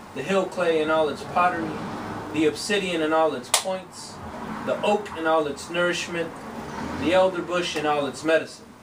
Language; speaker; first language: English; native; English